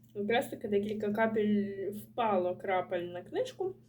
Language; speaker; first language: Ukrainian; non-native, local second language; Russian